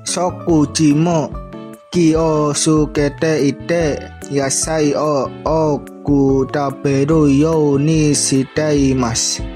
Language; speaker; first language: Japanese; non-native, learner; Indonesian